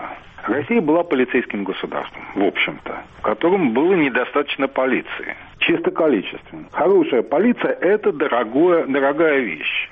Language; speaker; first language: Russian; native; Russian